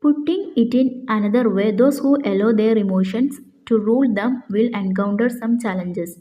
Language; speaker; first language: English; non-native, local second language; Malayalam